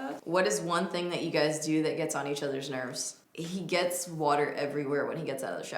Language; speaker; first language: English; native; English